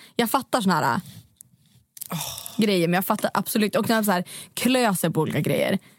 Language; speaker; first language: Swedish; native; Swedish